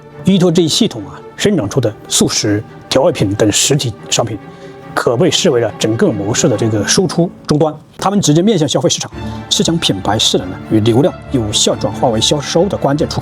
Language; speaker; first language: Chinese; native; Chinese